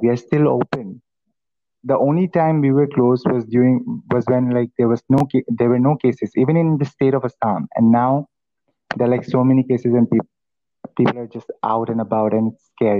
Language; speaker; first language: English; non-native, local second language; Assamese